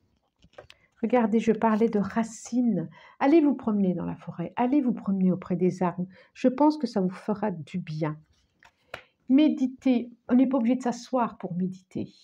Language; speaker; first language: French; native; French